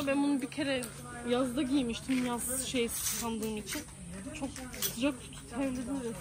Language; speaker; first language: Turkish; early bilingual, heritage; Turkish